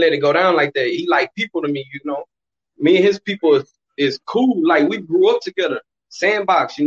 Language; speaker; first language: English; native; English